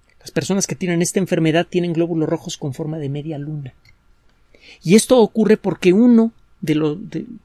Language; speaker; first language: Spanish; native; Spanish